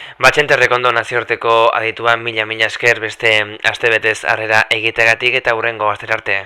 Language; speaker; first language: Basque; native; Basque